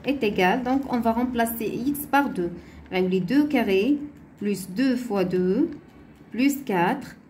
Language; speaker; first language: French; non-native, local second language; Arabic